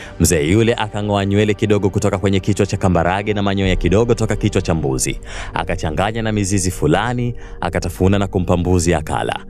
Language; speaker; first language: Swahili; native; Swahili